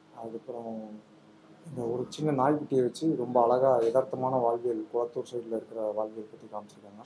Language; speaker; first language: Tamil; native; Tamil